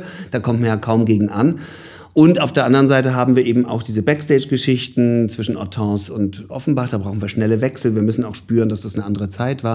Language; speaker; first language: German; native; German